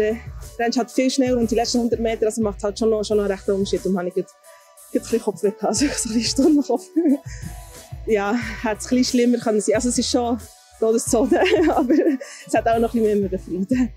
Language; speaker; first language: German; native; German